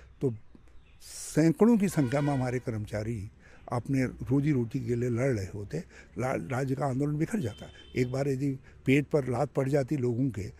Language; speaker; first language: Hindi; native; Hindi